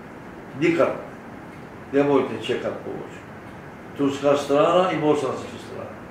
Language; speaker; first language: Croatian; early bilingual, heritage; Turkish